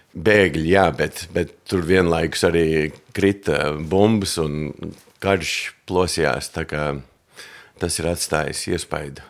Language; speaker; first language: Latvian; early bilingual, heritage; Latvian